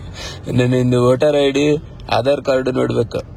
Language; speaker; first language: Kannada; native; Kannada